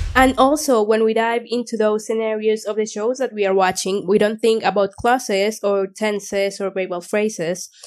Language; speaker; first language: English; non-native, fluent; Spanish